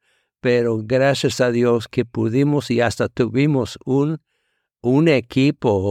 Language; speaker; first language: Spanish; non-native, fluent; English